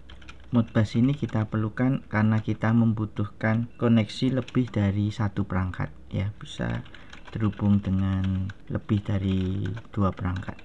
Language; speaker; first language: Indonesian; native; Indonesian